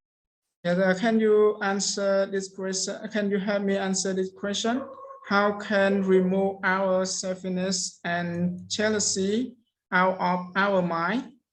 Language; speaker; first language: English; non-native, learner; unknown